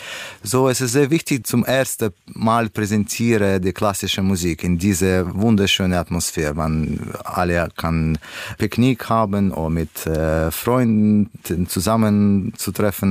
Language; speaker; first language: German; non-native, learner; Russian